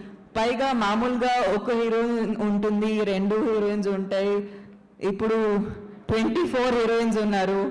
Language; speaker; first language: Telugu; non-native, fluent; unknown